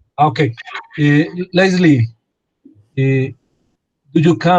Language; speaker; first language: English; non-native, learner; Spanish